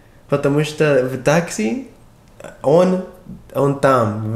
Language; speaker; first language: Russian; non-native, learner; English